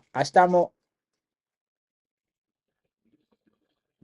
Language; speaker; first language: Japanese; non-native, learner; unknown